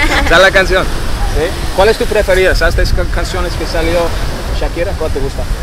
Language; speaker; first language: Spanish; non-native, fluent; English